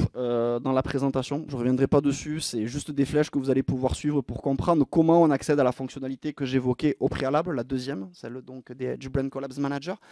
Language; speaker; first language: French; native; French